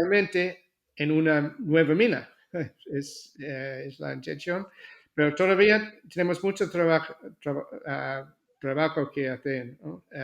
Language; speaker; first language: Spanish; non-native, fluent; English